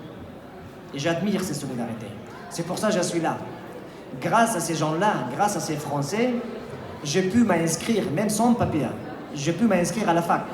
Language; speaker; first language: French; non-native, fluent; Persian